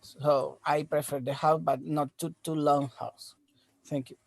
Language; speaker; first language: English; non-native, learner; Spanish